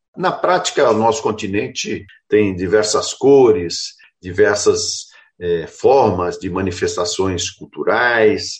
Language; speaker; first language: Portuguese; native; Portuguese